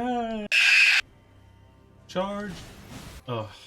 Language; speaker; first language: English; non-native, local second language; French